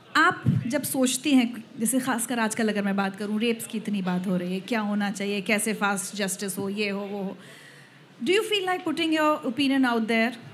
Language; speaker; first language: Hindi; native; Hindi